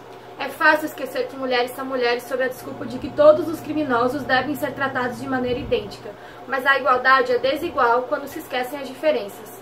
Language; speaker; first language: Portuguese; native; Portuguese